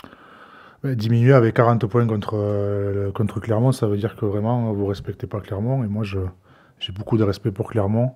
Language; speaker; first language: French; native; French